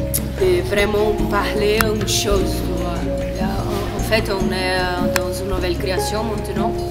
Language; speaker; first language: French; non-native, fluent; Portuguese